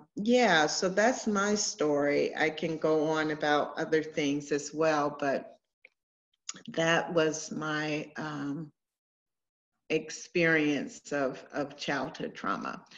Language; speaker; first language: English; native; English